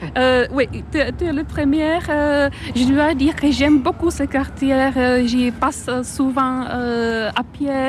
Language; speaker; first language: French; non-native, fluent; Czech